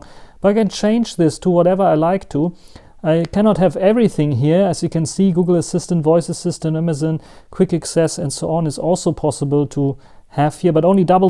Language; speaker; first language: English; non-native, fluent; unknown